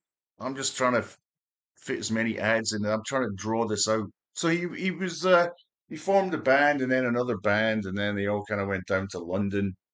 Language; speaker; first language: English; native; English